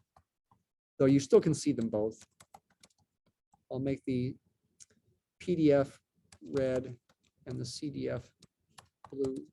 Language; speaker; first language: English; native; English